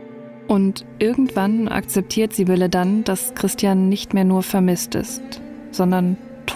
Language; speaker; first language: German; native; German